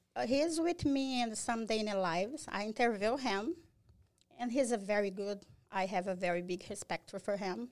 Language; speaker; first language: English; non-native, learner; Portuguese